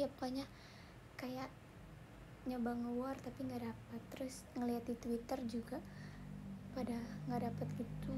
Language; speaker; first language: Indonesian; native; Indonesian